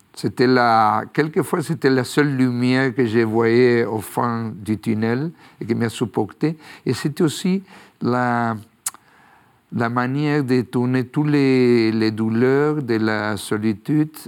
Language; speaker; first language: French; non-native, fluent; Spanish